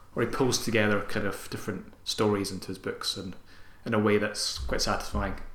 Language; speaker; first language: English; native; English